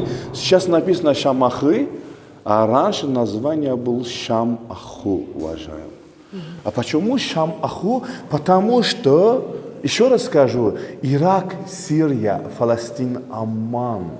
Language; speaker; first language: Russian; non-native, local second language; Azerbaijani